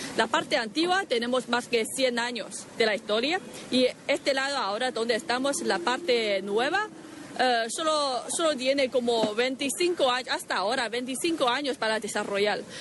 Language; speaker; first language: Spanish; non-native, learner; Chinese